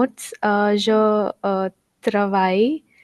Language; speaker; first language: French; non-native, learner; Hindi